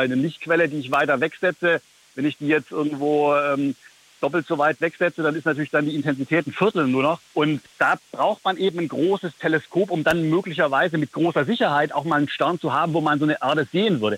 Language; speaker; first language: German; native; German